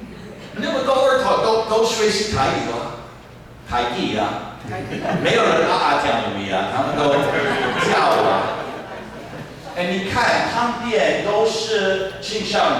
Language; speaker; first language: Chinese; non-native, fluent; English